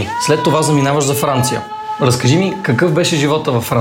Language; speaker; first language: Bulgarian; native; Bulgarian